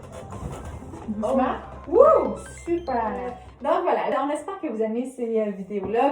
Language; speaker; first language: French; native; French